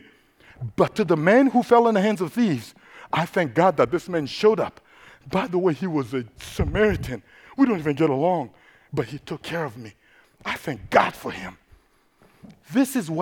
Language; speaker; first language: English; non-native, fluent; Sango